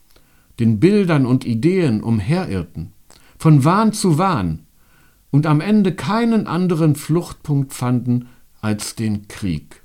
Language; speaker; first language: German; native; German